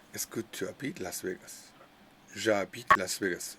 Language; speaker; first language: French; non-native, learner; English